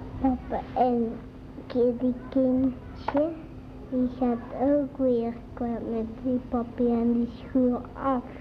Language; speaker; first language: Dutch; early bilingual, other home language; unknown